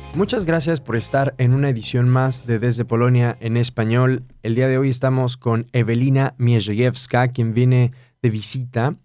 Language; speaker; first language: Spanish; native; Spanish